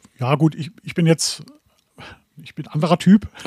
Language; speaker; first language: German; native; German